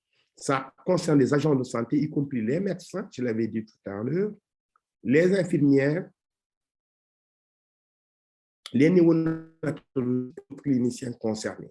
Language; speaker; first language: French; non-native, local second language; Wolof